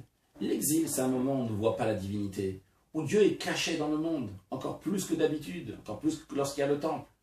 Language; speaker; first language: French; native; French